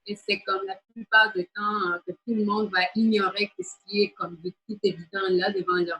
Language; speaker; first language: French; native; French